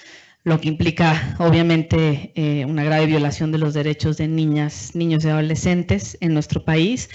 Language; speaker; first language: Spanish; native; Spanish